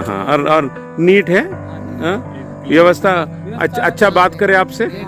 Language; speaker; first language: Hindi; non-native, local second language; Telugu